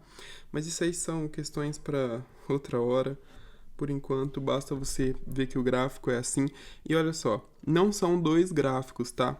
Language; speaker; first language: Portuguese; native; Portuguese